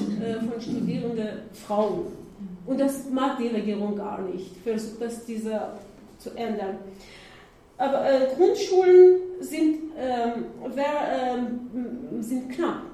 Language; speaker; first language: German; non-native, learner; Persian